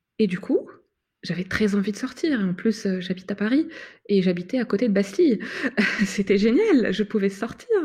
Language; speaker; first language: French; non-native, local second language; Arabic